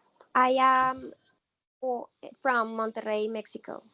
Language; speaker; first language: English; non-native, fluent; Spanish